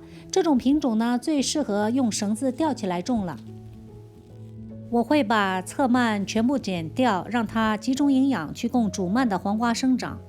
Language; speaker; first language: Chinese; native; Chinese